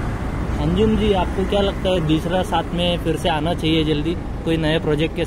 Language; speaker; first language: Hindi; native; Hindi